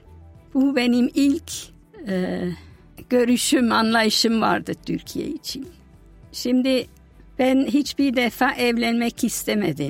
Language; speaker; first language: Turkish; non-native, fluent; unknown